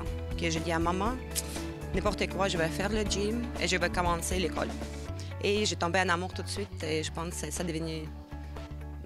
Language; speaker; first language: French; non-native, fluent; Russian